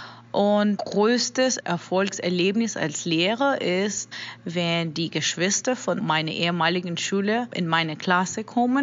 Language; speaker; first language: German; non-native, fluent; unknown